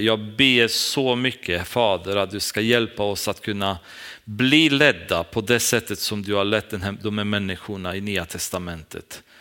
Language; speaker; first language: Swedish; non-native, fluent; Romanian